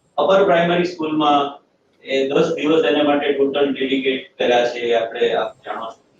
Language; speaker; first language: Gujarati; native; Gujarati